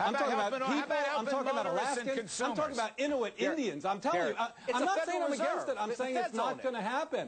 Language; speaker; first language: English; native; English